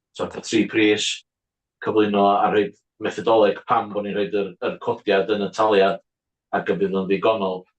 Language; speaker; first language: Welsh; native; Welsh